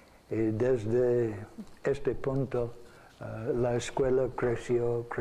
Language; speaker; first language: Spanish; non-native, fluent; English